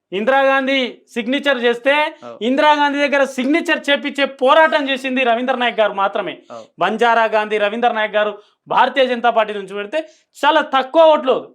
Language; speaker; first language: Telugu; non-native, local second language; Lambadi